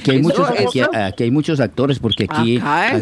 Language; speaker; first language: Spanish; native; Spanish